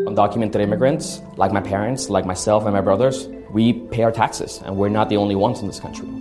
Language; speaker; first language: English; early bilingual, other home language; Spanish